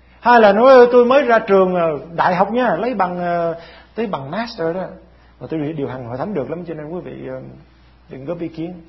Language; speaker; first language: Vietnamese; early bilingual, heritage; Vietnamese